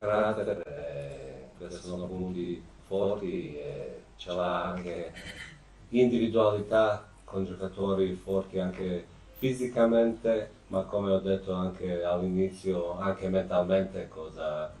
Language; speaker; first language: Italian; non-native, fluent; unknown